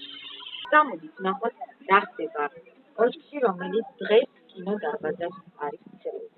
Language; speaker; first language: Georgian; native; Georgian